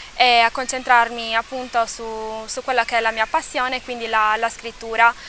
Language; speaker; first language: Italian; early bilingual, other home language; Portuguese